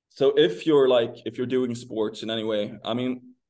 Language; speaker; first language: English; non-native, fluent; Swedish